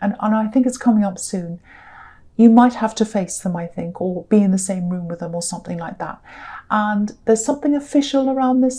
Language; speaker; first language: English; native; English